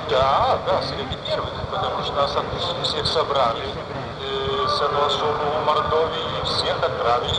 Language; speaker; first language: Russian; non-native, fluent; Lithuanian